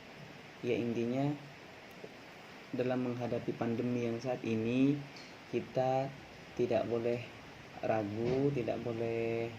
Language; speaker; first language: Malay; non-native, local second language; Madurese